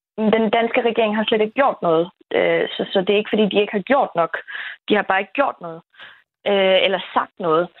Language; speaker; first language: Danish; early bilingual, other home language; Kurdish